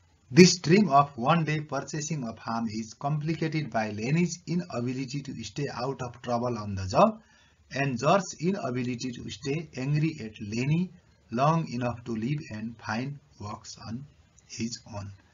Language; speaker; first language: English; non-native, local second language; Nepali